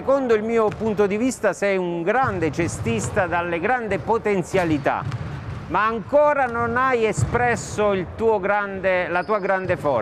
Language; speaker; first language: Italian; native; Italian